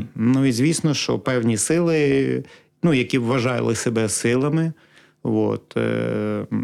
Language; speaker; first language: Ukrainian; native; Ukrainian